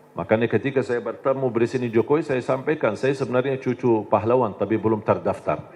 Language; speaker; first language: Indonesian; non-native, fluent; Arabic